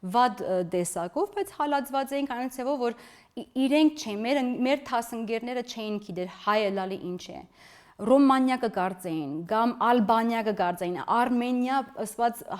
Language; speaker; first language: Armenian; early bilingual, heritage; Armenian